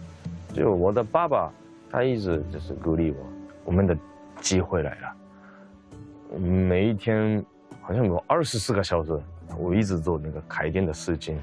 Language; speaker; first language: Chinese; non-native, fluent; Japanese